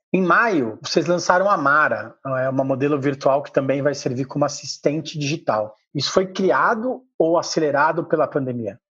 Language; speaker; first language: Portuguese; native; Portuguese